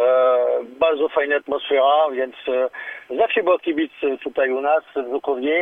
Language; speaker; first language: Polish; non-native, learner; French